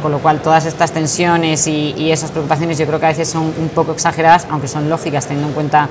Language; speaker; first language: Spanish; native; Spanish